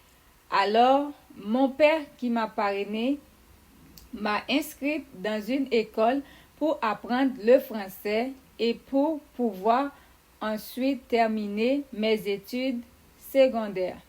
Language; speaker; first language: French; non-native, fluent; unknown